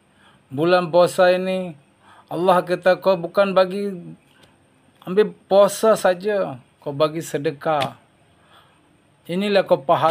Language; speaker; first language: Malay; non-native, learner; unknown